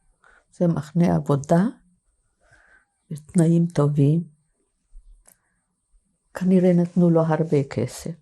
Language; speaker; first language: Hebrew; non-native, fluent; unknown